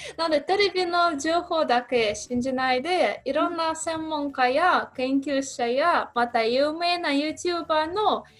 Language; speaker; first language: Japanese; non-native, fluent; Russian